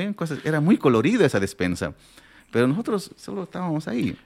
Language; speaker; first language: Spanish; non-native, local second language; Aymara